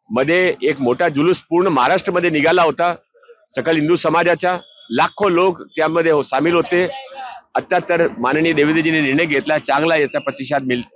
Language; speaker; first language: Marathi; non-native, local second language; Hindi